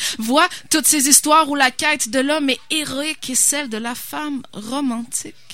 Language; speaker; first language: French; native; French